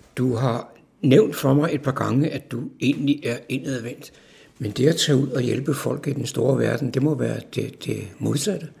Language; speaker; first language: Danish; native; Danish